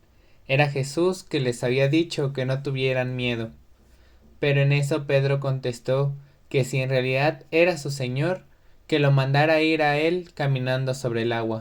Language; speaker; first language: Spanish; native; Spanish